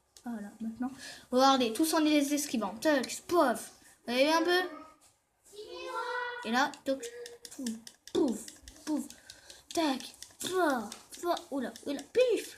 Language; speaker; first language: French; native; French